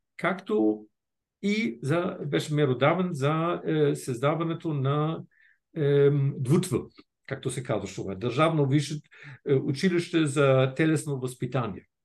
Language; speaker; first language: Bulgarian; non-native, fluent; German